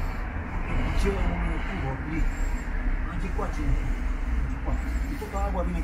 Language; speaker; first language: Italian; non-native, learner; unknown